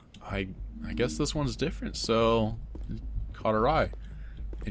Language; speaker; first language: English; native; English